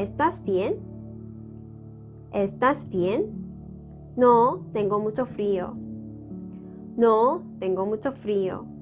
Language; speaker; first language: Spanish; non-native, fluent; Korean